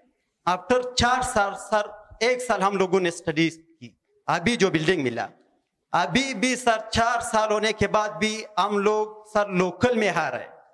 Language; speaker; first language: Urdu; non-native, local second language; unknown